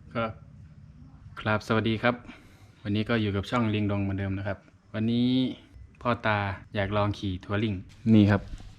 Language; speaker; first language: Thai; native; Thai